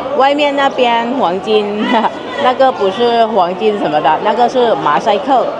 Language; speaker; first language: Chinese; non-native, fluent; Thai